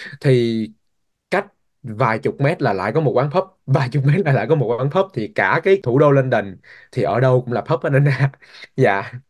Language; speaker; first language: Vietnamese; native; Vietnamese